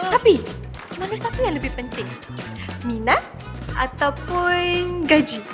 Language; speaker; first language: Malay; native; Malay